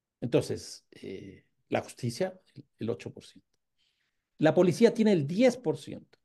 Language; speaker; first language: Spanish; native; Spanish